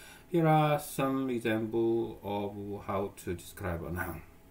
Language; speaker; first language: English; non-native, fluent; Korean